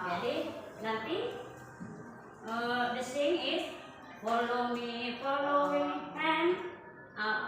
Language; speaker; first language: English; non-native, learner; Indonesian